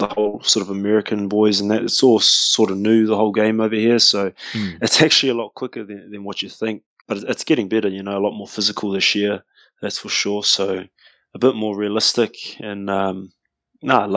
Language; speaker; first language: English; native; English